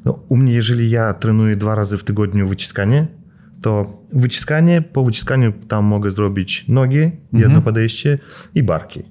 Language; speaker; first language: Polish; non-native, fluent; Russian